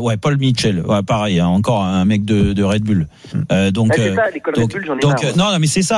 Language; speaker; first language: French; native; French